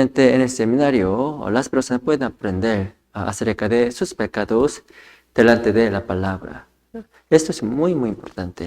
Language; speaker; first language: Spanish; non-native, fluent; Korean